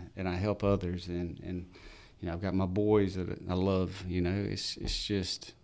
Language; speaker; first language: English; native; English